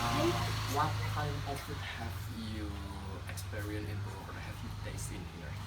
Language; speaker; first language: English; non-native, learner; Indonesian